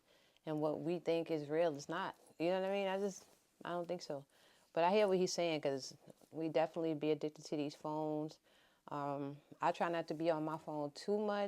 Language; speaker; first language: English; native; English